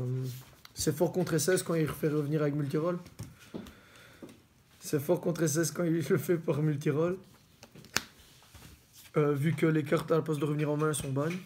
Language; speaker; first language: French; native; French